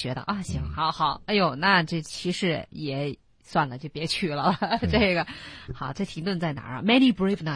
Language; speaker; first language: Chinese; native; Chinese